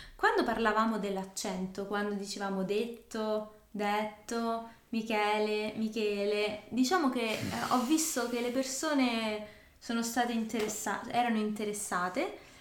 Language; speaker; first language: Italian; native; Italian